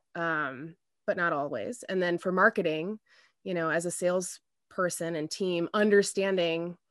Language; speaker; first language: English; native; English